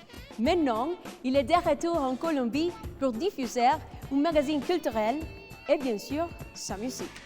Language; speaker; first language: French; non-native, fluent; Spanish